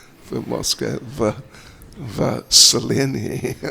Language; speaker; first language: Russian; non-native, learner; English